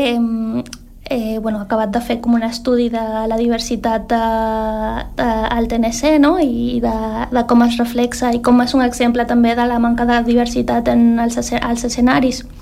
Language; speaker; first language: Catalan; early bilingual, other home language; Spanish